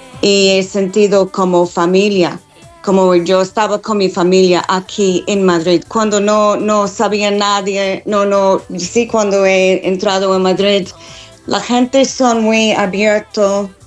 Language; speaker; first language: Spanish; non-native, fluent; English